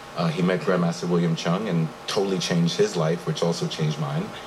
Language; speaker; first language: English; native; English